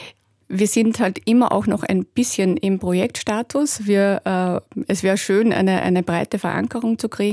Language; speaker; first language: German; native; German